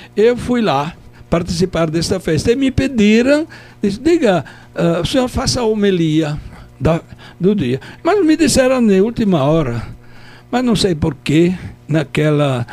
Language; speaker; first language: Portuguese; non-native, fluent; Italian